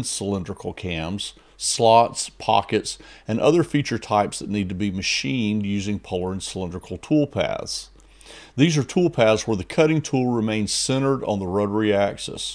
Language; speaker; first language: English; native; English